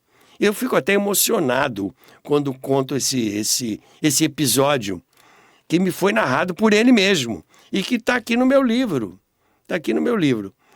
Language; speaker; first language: Portuguese; native; Portuguese